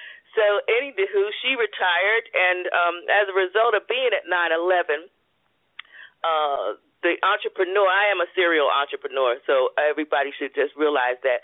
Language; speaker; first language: English; native; English